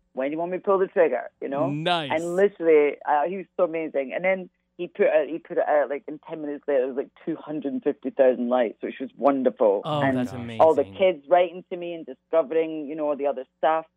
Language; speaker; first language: English; native; English